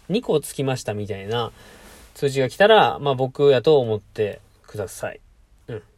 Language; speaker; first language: Japanese; native; Japanese